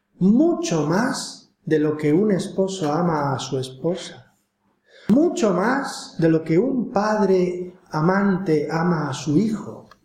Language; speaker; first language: Spanish; native; Spanish